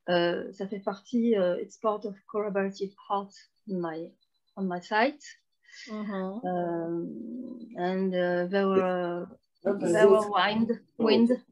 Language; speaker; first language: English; non-native, learner; French